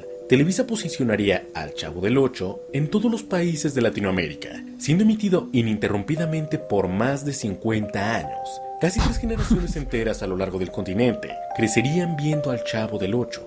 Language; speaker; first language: Spanish; native; Spanish